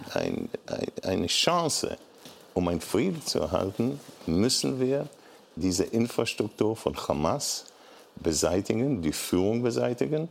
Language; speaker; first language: German; non-native, fluent; Hebrew